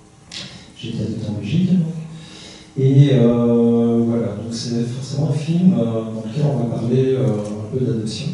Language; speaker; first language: French; early bilingual, other home language; Korean